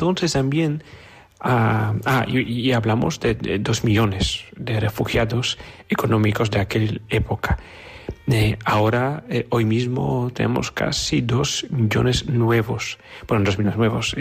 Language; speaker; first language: Spanish; non-native, fluent; Polish